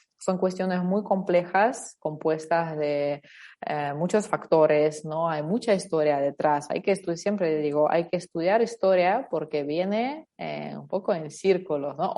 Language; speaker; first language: Spanish; non-native, fluent; Russian